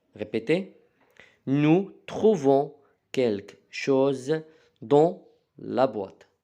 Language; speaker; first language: French; non-native, local second language; Arabic